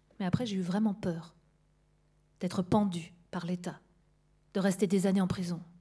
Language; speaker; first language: French; native; French